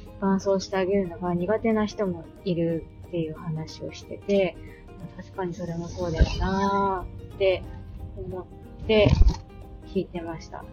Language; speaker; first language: Japanese; native; Japanese